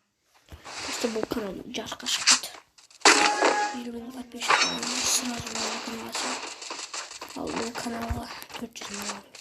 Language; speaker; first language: Russian; non-native, local second language; Kazakh